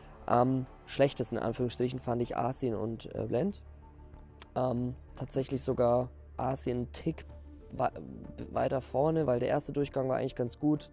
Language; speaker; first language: German; native; German